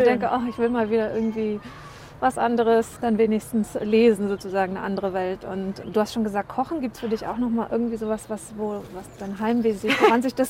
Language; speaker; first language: German; native; German